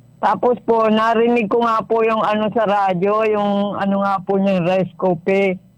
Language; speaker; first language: Filipino; native; Filipino